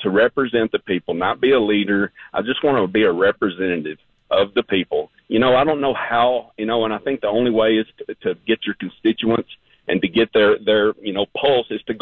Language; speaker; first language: English; native; English